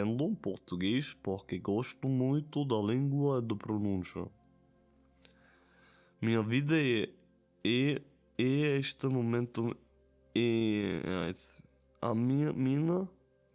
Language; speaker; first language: Portuguese; non-native, learner; German